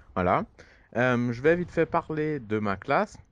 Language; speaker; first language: French; non-native, fluent; German